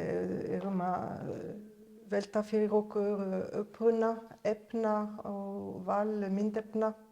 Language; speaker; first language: Icelandic; non-native, fluent; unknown